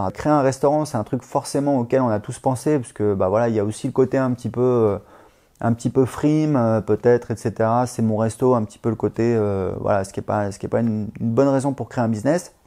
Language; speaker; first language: French; native; French